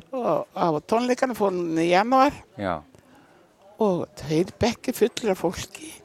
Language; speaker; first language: Icelandic; native; Icelandic